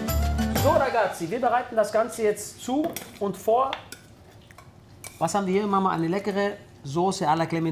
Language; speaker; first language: German; early bilingual, other home language; Italian